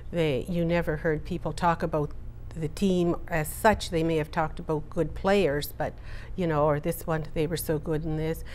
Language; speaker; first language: English; native; English